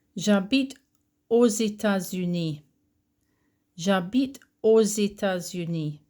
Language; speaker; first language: French; non-native, fluent; English